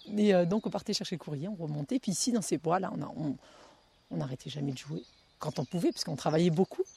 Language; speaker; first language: French; native; French